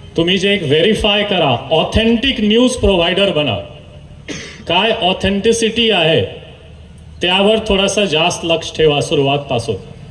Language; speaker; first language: Marathi; non-native, fluent; Hindi